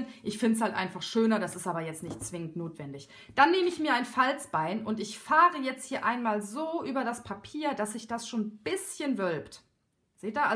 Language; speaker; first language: German; native; German